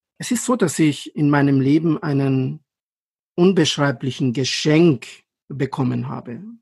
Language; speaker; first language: German; non-native, fluent; Persian